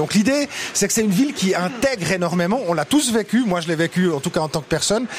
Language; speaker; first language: French; native; French